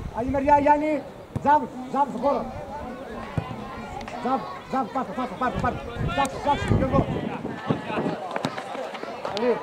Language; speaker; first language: Greek; native; Greek